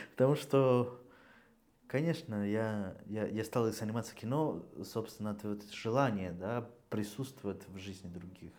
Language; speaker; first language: Russian; non-native, fluent; Spanish